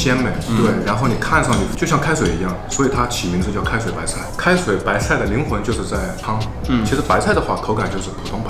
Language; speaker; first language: Chinese; native; Chinese